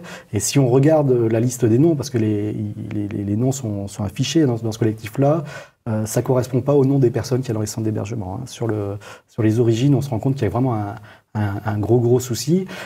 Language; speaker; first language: French; native; French